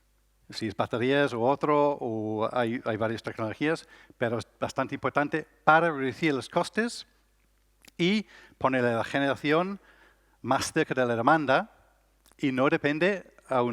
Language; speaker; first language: Spanish; non-native, learner; English